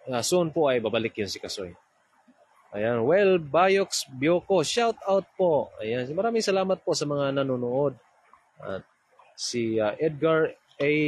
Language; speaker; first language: Filipino; non-native, local second language; Cebuano